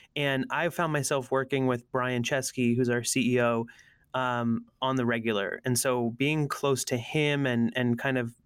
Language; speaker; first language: English; native; English